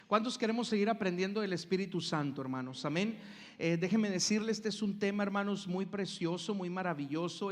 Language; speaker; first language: Spanish; native; Spanish